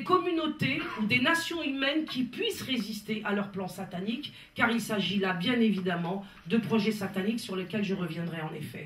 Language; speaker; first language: French; native; French